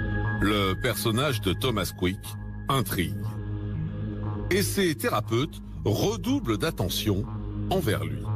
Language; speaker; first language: French; native; French